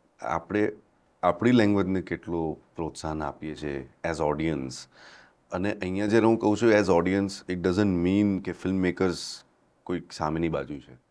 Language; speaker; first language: Gujarati; non-native, local second language; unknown